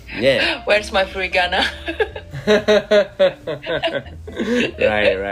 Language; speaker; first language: English; non-native, fluent; Indonesian